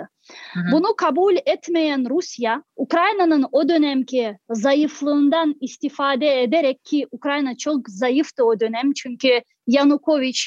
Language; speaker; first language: Turkish; non-native, fluent; Crimean Tatar